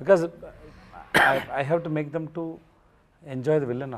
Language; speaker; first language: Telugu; non-native, learner; Tamil